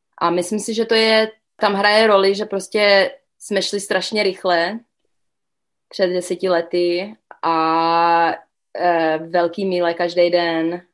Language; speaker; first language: Czech; early bilingual, other home language; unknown